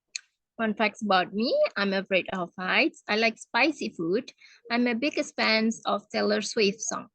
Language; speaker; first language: English; non-native, fluent; Indonesian